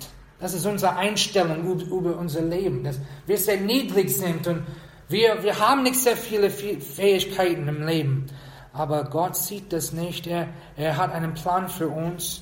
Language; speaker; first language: German; non-native, fluent; English